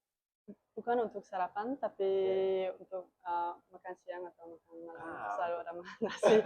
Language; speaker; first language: Indonesian; non-native, learner; German